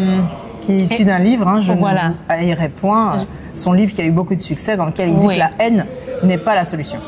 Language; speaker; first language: French; native; French